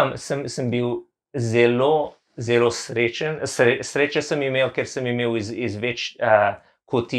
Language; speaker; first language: Slovenian; non-native, learner; English